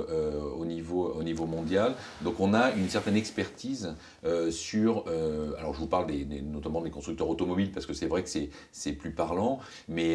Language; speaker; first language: French; native; French